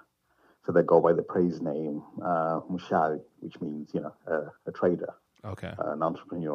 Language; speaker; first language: English; non-native, local second language; Shona